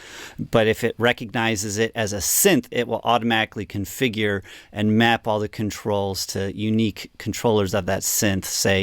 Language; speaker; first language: English; native; English